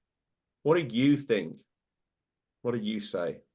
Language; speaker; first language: English; native; English